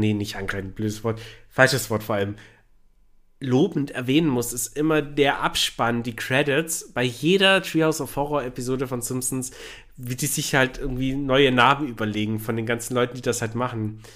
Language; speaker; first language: German; native; German